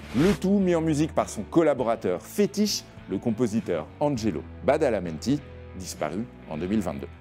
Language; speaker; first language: French; native; French